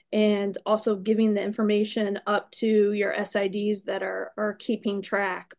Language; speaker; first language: English; native; English